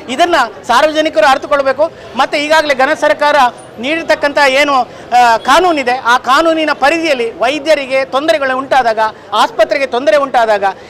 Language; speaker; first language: Kannada; native; Kannada